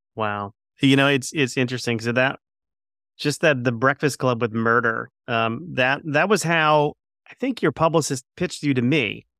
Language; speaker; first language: English; native; English